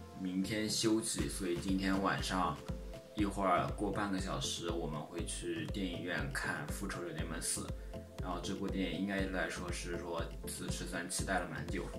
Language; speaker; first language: Chinese; native; Chinese